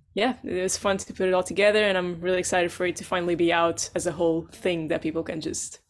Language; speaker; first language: English; non-native, fluent; Portuguese